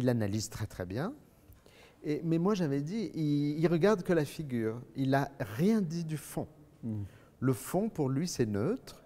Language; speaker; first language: French; native; French